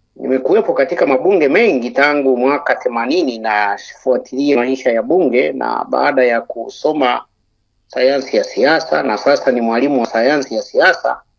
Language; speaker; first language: Swahili; non-native, local second language; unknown